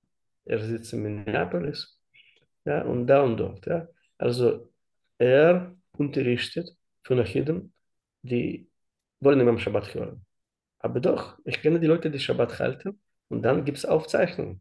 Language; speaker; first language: German; non-native, learner; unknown